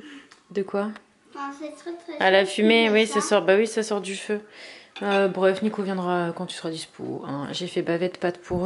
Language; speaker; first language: French; native; French